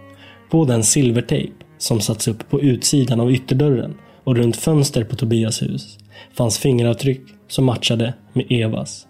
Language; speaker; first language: Swedish; native; Swedish